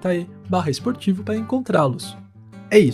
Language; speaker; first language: Portuguese; native; Portuguese